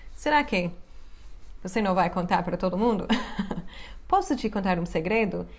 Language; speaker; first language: Portuguese; non-native, fluent; English